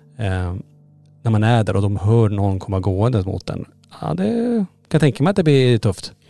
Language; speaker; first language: Swedish; native; Swedish